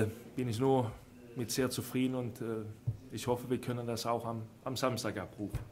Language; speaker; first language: German; non-native, fluent; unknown